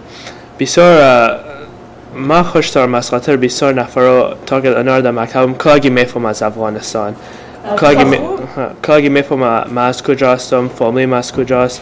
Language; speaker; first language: Persian; early bilingual, heritage; Persian